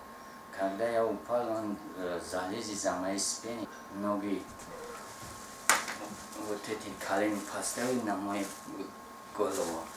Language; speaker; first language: Russian; non-native, learner; Tajik